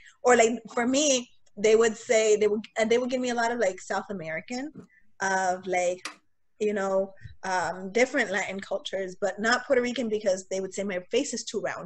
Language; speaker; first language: English; early bilingual, other home language; Spanish